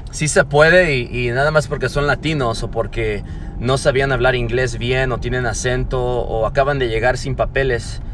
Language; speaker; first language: Spanish; early bilingual, heritage; Spanish